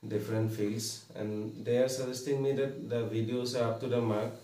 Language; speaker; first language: English; non-native, local second language; Assamese